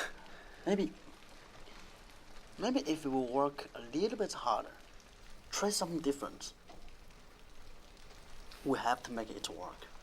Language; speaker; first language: English; non-native, learner; Chinese